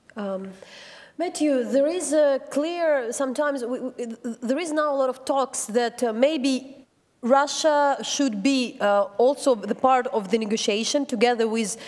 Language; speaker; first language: English; non-native, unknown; Ukrainian